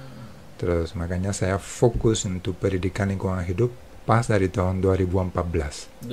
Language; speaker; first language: Indonesian; non-native, fluent; Spanish